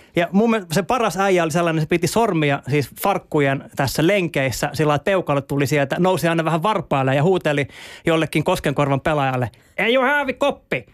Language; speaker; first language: Finnish; native; Finnish